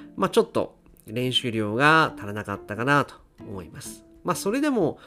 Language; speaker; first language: Japanese; native; Japanese